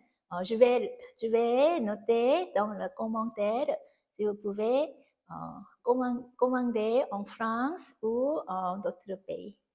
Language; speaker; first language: French; non-native, fluent; Korean